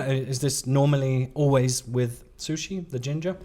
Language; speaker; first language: English; non-native, fluent; Persian